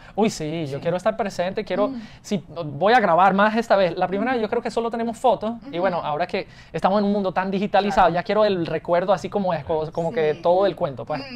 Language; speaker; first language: Spanish; non-native, fluent; English